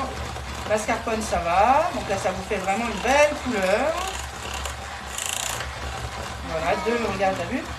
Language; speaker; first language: French; native; French